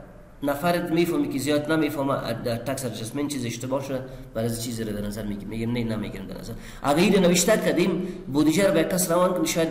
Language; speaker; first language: Persian; non-native, local second language; Pashto